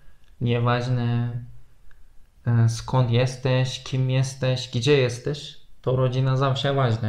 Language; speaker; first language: Polish; non-native, fluent; Turkish